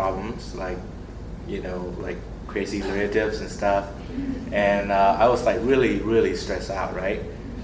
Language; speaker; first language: English; non-native, fluent; Thai